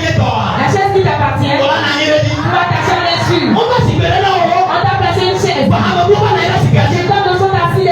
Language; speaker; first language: French; non-native, local second language; Ewe